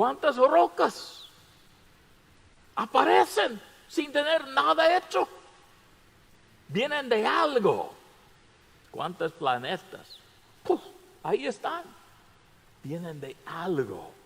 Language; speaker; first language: Spanish; non-native, fluent; English